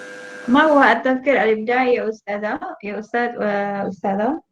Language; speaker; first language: Arabic; non-native, fluent; Malay